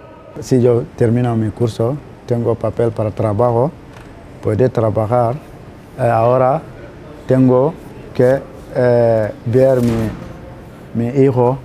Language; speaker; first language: Spanish; non-native, learner; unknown